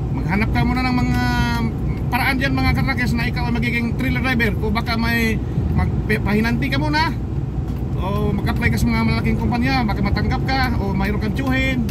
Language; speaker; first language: Filipino; non-native, local second language; Cebuano